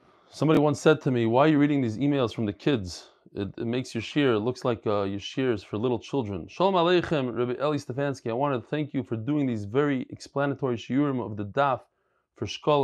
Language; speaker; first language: English; native; English